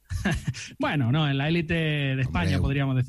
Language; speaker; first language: Spanish; native; Spanish